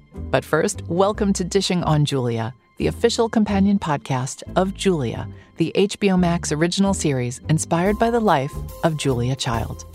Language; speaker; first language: English; native; English